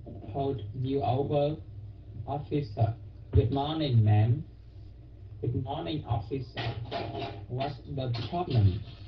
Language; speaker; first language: English; non-native, learner; Vietnamese